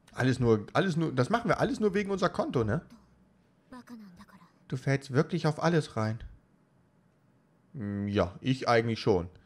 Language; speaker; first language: German; native; German